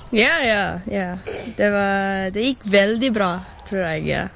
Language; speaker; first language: Norwegian; non-native, learner; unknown